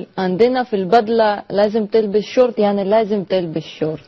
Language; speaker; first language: Arabic; non-native, learner; Armenian